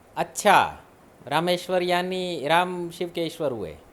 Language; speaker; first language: Hindi; non-native, local second language; Gujarati